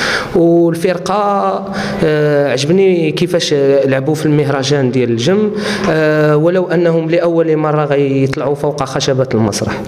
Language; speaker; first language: Arabic; native; Arabic